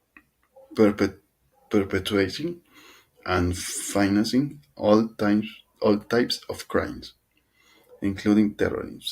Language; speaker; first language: English; non-native, learner; Spanish